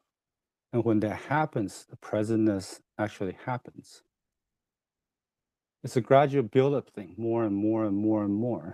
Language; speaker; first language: English; non-native, fluent; Chinese